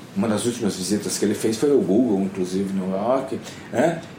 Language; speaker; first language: Portuguese; native; Portuguese